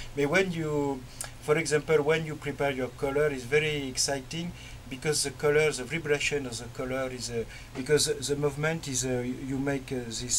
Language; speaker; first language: English; non-native, learner; French